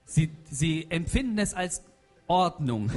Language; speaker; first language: German; non-native, fluent; Russian